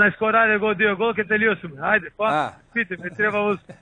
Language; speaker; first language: Greek; non-native, learner; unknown